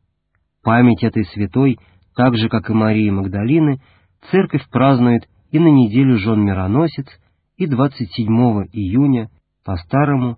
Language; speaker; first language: Russian; native; Russian